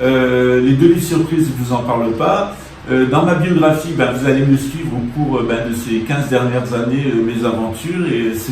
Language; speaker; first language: French; native; French